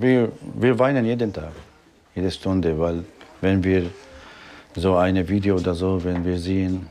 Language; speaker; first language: German; non-native, learner; Arabic